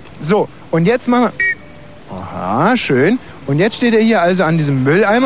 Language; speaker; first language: German; native; German